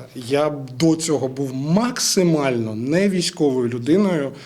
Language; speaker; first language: Ukrainian; non-native, local second language; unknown